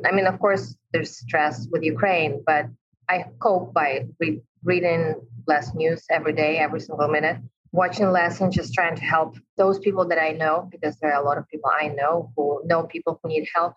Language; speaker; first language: English; non-native, fluent; Ukrainian